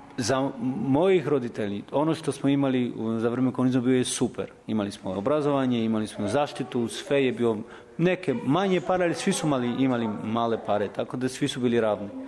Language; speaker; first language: Serbian; non-native, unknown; Albanian